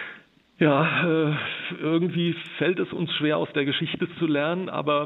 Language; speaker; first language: German; native; German